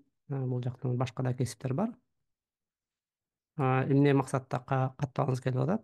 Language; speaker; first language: Kyrgyz; native; Kyrgyz